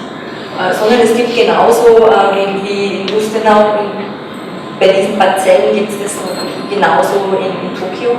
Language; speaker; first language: German; native; German